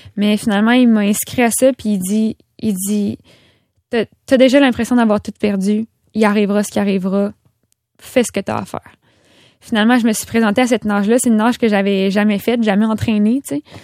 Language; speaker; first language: French; native; French